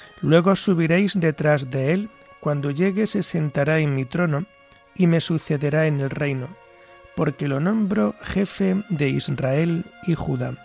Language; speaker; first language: Spanish; native; Spanish